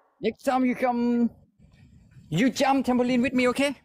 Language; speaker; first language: English; non-native, learner; Thai